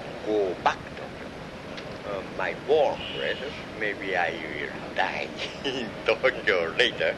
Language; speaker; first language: English; non-native, learner; Japanese